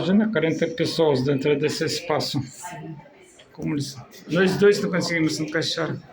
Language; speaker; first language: Portuguese; non-native, fluent; Russian